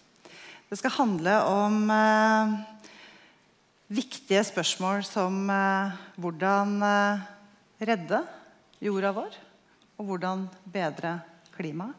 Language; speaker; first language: Norwegian; native; Norwegian